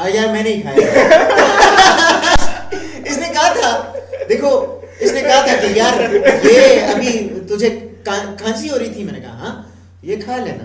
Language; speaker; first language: Urdu; non-native, local second language; Pashto